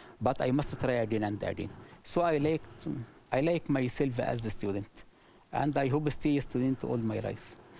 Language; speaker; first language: English; non-native, learner; Arabic